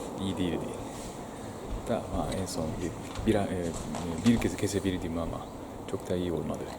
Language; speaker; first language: Turkish; non-native, fluent; Japanese